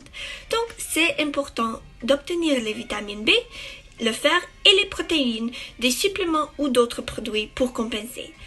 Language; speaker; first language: French; non-native, learner; English